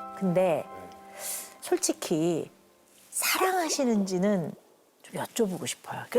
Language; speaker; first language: Korean; native; Korean